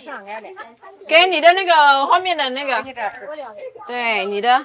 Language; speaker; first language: Chinese; non-native, fluent; Indonesian